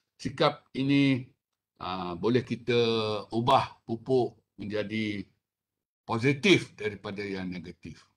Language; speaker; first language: Malay; non-native, local second language; Chinese